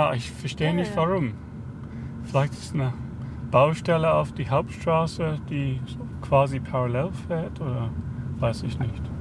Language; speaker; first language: German; non-native, fluent; English